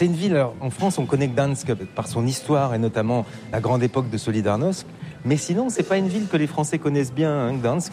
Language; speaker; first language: French; native; French